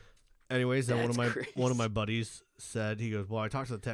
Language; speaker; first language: English; native; English